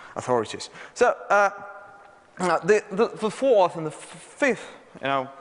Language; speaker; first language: English; non-native, fluent; Russian